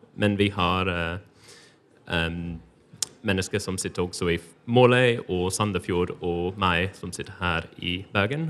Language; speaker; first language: Norwegian; non-native, fluent; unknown